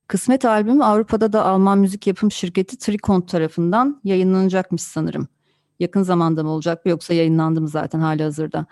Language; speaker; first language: Turkish; native; Turkish